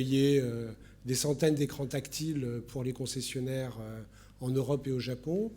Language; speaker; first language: French; native; French